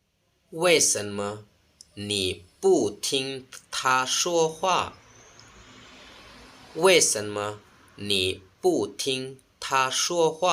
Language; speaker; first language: Chinese; non-native, fluent; Lao